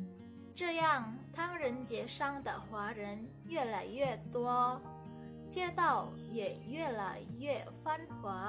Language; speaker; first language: Chinese; non-native, fluent; Indonesian